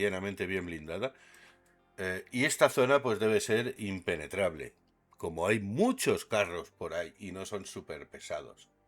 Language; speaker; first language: Spanish; native; Spanish